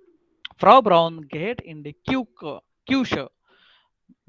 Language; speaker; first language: German; non-native, fluent; Marathi